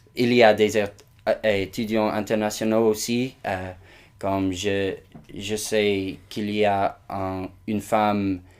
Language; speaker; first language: French; non-native, learner; English